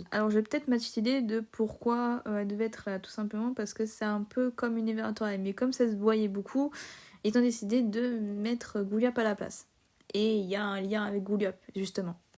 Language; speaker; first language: French; native; French